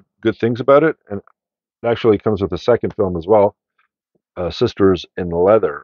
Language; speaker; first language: English; native; English